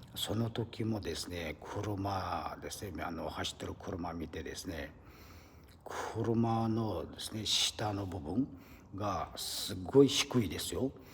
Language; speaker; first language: Japanese; non-native, fluent; Uyghur